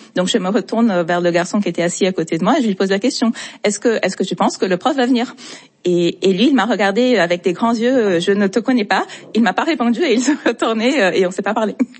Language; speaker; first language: French; non-native, fluent; Portuguese